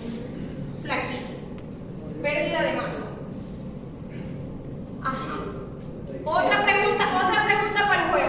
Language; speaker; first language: Spanish; native; Spanish